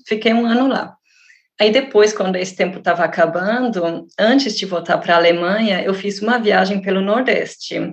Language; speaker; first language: Portuguese; non-native, fluent; German